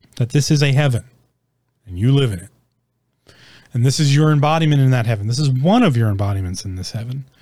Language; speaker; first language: English; native; English